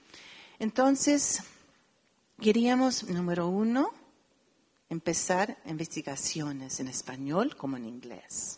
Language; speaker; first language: Spanish; early bilingual, heritage; Spanish